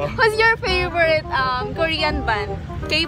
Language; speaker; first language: English; non-native, local second language; Filipino